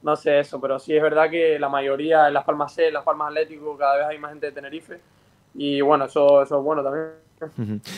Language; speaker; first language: Spanish; native; Spanish